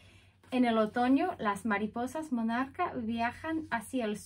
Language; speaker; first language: Spanish; non-native, fluent; English